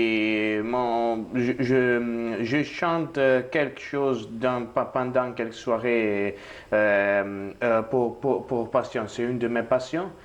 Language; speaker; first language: French; non-native, learner; Italian